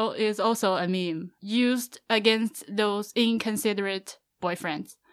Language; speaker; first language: English; non-native, fluent; Chinese